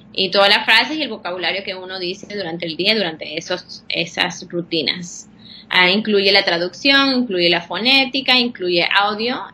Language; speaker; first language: Spanish; non-native, fluent; English